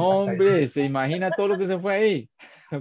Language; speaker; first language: Spanish; native; Spanish